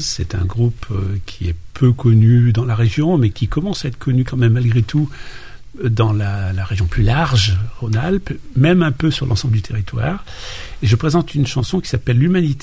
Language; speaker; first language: French; native; French